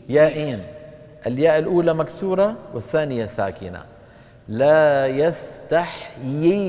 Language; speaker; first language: Arabic; native; Arabic